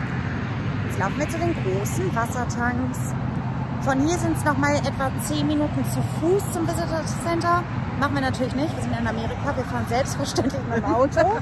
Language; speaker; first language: German; native; German